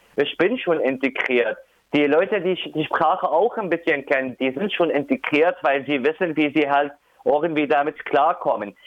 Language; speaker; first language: German; non-native, fluent; Arabic